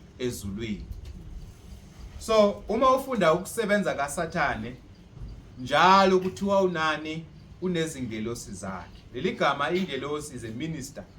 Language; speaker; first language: Zulu; native; Zulu